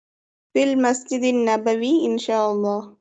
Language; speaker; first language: Arabic; non-native, learner; Tamil